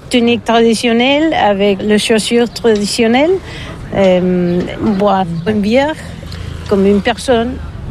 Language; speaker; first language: French; non-native, learner; Catalan